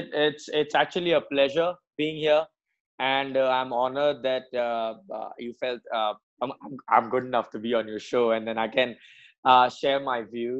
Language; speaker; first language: English; non-native, local second language; Assamese